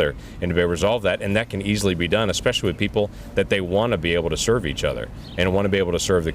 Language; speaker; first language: English; native; English